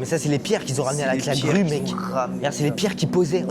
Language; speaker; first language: French; native; French